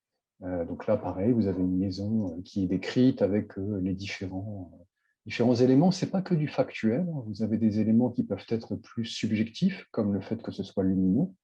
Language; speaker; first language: French; native; French